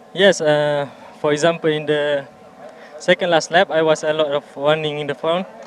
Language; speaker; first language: English; non-native, learner; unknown